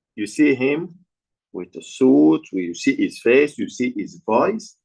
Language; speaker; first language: English; non-native, local second language; Yoruba